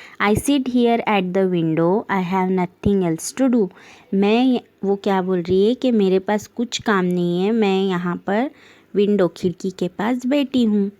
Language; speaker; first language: Urdu; native; Urdu